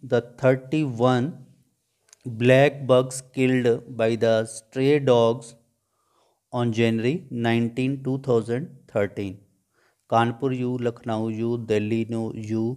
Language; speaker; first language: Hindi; non-native, local second language; Punjabi